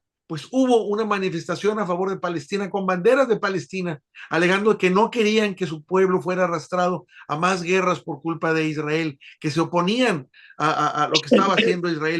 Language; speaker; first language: Spanish; native; Spanish